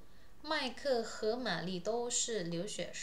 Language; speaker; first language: Chinese; non-native, fluent; Indonesian